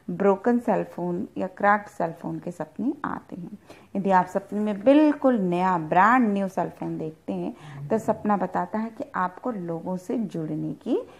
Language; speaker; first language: Hindi; native; Hindi